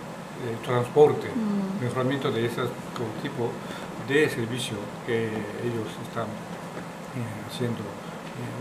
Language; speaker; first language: Spanish; non-native, learner; Japanese